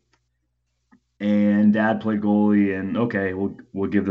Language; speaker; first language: English; native; English